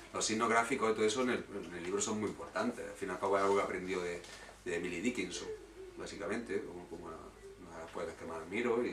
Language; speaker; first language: Spanish; native; Spanish